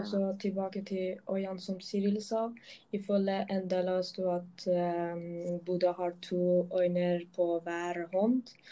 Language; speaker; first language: Norwegian; non-native, local second language; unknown